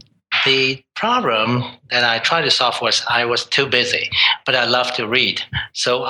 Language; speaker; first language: English; non-native, local second language; Cantonese